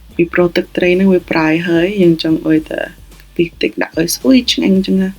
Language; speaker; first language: Khmer; early bilingual, other home language; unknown